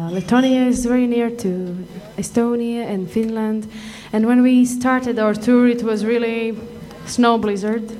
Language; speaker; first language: English; non-native, fluent; Latvian